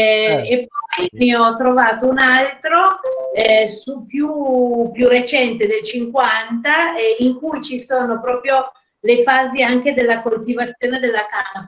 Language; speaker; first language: Italian; native; Italian